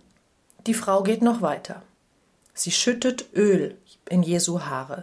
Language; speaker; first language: German; native; German